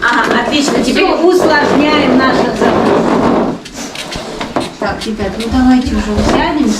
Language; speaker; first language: Russian; native; Russian